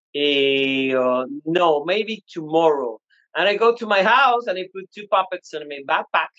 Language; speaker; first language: English; non-native, learner; Spanish